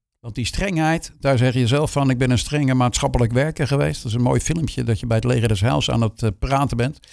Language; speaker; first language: Dutch; native; Dutch